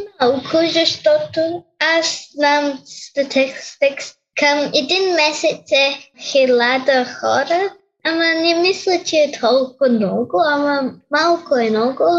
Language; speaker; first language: Bulgarian; early bilingual, heritage; Bulgarian